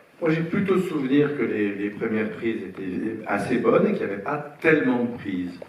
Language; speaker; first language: French; native; French